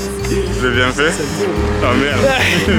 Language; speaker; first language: French; native; French